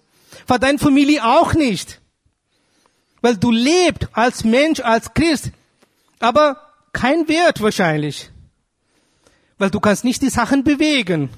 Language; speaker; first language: German; non-native, fluent; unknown